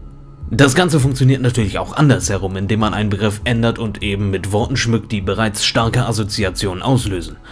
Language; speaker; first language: German; native; German